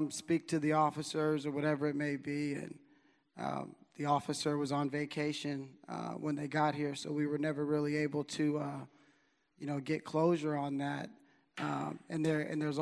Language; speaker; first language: English; native; English